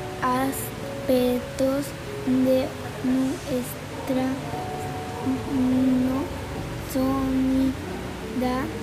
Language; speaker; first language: Spanish; non-native, learner; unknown